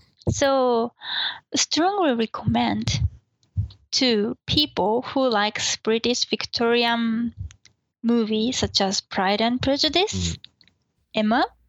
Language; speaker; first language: English; non-native, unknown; Japanese